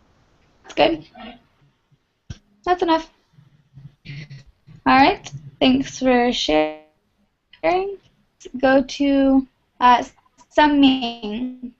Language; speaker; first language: English; non-native, fluent; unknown